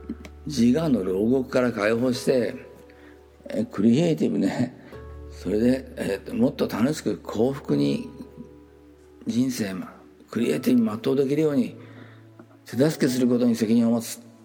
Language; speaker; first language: Japanese; native; Japanese